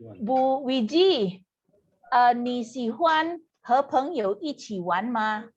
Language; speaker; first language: Chinese; non-native, fluent; Indonesian